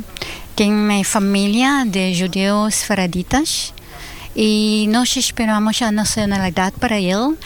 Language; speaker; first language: Portuguese; non-native, learner; Hebrew